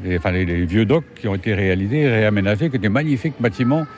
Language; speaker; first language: French; native; French